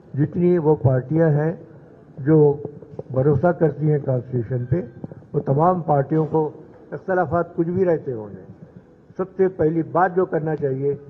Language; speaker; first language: Urdu; native; Urdu